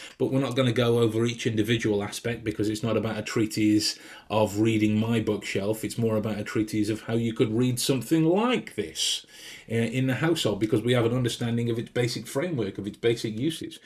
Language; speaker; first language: English; native; English